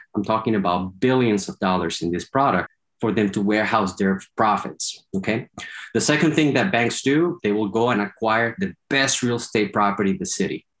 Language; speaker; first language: English; non-native, fluent; Spanish